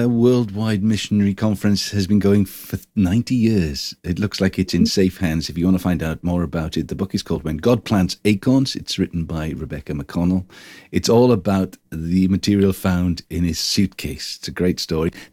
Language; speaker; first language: English; native; English